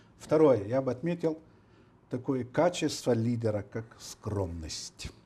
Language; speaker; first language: Russian; non-native, local second language; Romanian